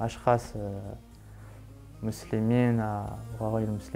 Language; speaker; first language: Arabic; non-native, learner; French